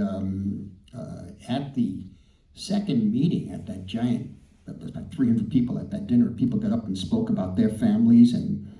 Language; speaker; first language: English; native; English